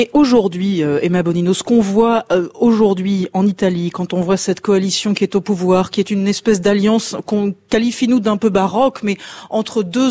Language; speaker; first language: French; native; French